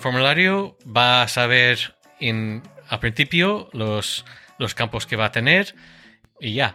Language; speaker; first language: Spanish; non-native, fluent; English